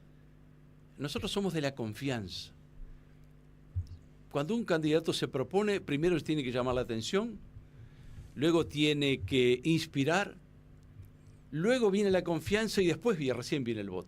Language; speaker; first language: Spanish; native; Spanish